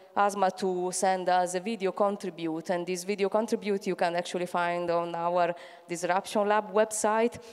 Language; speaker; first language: English; non-native, fluent; Italian